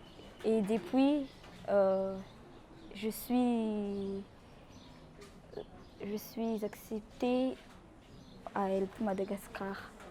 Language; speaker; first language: French; non-native, local second language; Malagasy